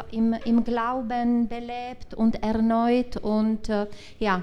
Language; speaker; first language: German; non-native, learner; Czech